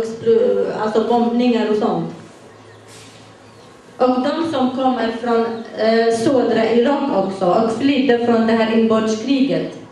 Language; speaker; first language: Swedish; non-native, fluent; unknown